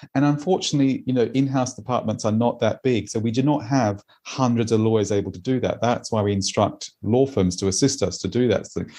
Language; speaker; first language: English; native; English